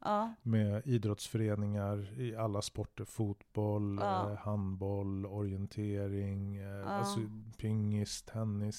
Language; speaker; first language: Swedish; native; Swedish